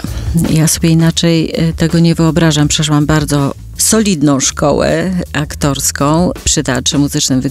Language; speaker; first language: Polish; native; Polish